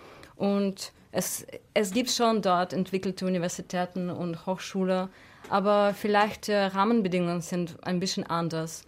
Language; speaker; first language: German; non-native, fluent; Russian